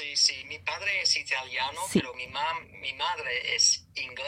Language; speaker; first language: Spanish; non-native, learner; English